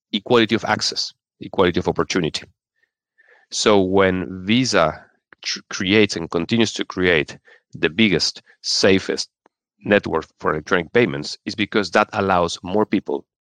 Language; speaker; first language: English; non-native, fluent; Spanish